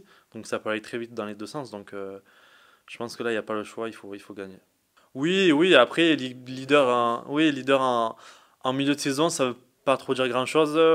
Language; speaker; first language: French; native; French